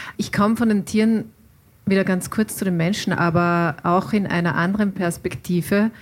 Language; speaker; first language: German; native; German